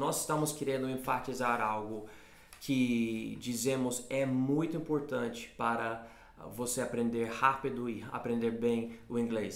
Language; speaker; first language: Portuguese; non-native, fluent; English